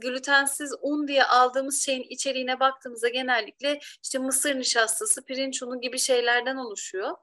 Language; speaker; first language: Turkish; native; Turkish